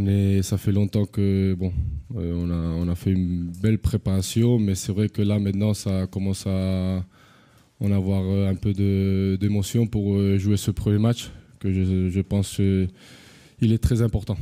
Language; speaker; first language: French; non-native, fluent; Spanish